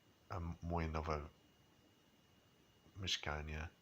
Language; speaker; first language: Polish; non-native, learner; English